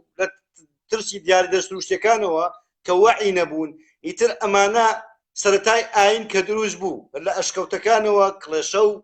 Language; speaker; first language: Central Kurdish; non-native, local second language; Gurani